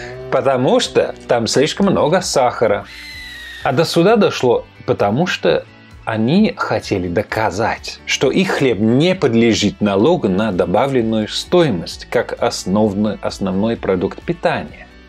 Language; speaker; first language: Russian; non-native, fluent; English